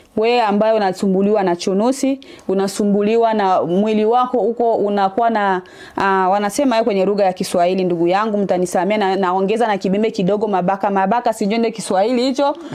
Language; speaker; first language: Swahili; native; Swahili